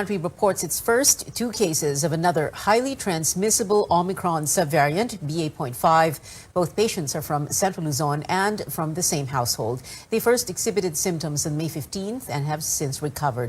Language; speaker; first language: English; non-native, local second language; Filipino